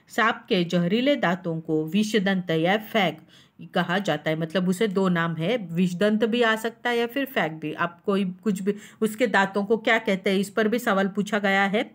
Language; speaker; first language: Hindi; non-native, local second language; Marathi